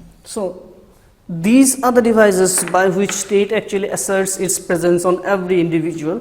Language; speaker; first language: English; non-native, local second language; Assamese